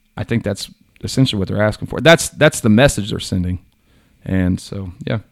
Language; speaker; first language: English; native; English